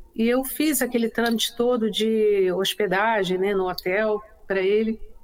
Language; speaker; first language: Portuguese; native; Portuguese